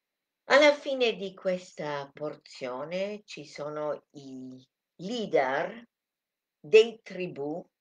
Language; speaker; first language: Italian; non-native, fluent; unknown